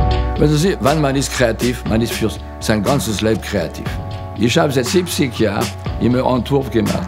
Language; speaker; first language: German; non-native, fluent; French